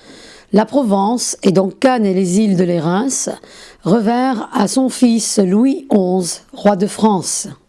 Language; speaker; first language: French; native; French